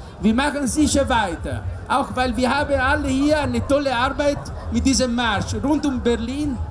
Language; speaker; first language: German; non-native, learner; Italian